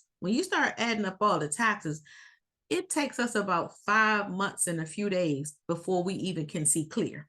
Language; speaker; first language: English; native; English